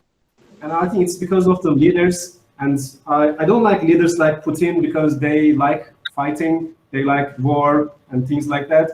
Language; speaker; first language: English; non-native, fluent; Turkish